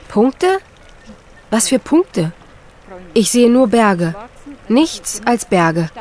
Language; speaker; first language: German; native; German